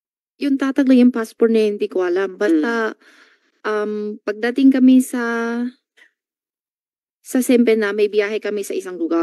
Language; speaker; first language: Filipino; non-native, learner; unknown